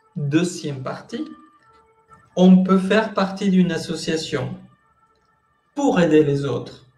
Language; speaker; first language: French; non-native, fluent; Spanish